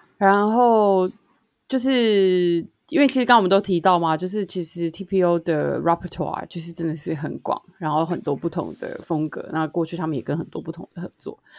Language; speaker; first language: Chinese; native; Chinese